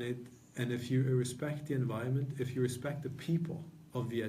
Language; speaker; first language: English; non-native, fluent; Norwegian